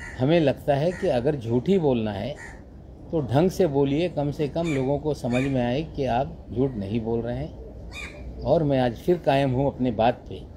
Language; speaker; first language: Hindi; native; Hindi